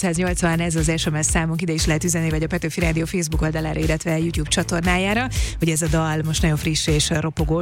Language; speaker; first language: Hungarian; native; Hungarian